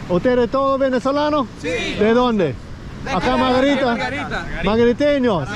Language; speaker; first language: Spanish; non-native, learner; English